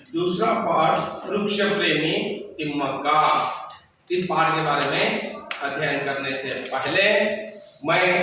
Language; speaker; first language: Hindi; non-native, local second language; Kannada